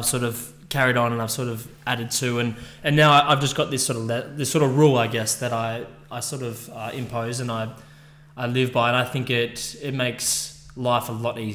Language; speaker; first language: English; native; English